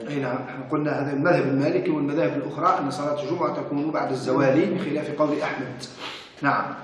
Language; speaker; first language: Arabic; native; Arabic